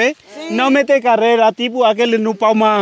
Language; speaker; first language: Portuguese; non-native, learner; Vietnamese